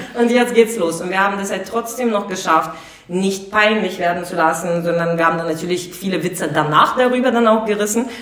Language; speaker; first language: German; non-native, fluent; Russian